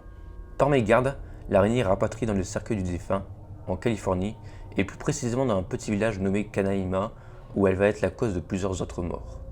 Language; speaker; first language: French; native; French